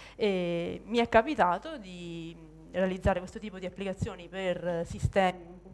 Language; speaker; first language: Italian; native; Italian